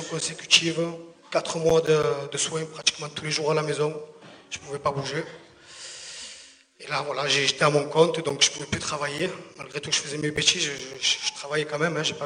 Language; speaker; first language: French; native; French